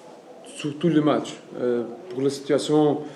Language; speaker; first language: French; non-native, learner; Portuguese